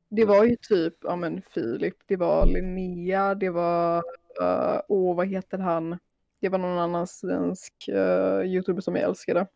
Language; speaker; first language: Swedish; native; Swedish